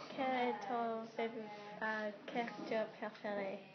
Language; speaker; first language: French; non-native, learner; English